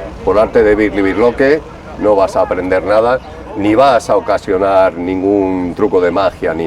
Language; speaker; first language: Spanish; native; Spanish